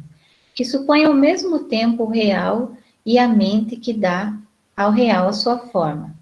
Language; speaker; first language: Portuguese; native; Portuguese